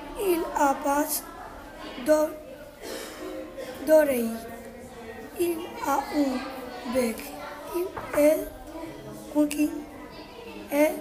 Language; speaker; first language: French; non-native, learner; Spanish